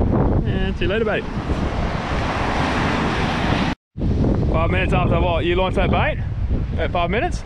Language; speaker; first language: English; native; English